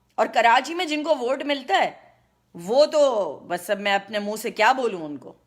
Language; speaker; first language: Urdu; native; Urdu